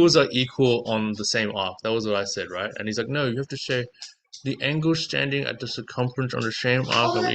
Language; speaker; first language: English; native; English